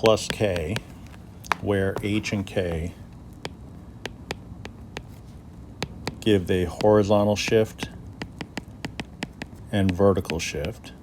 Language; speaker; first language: English; native; English